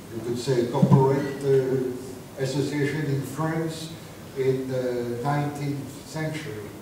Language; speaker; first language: English; non-native, fluent; French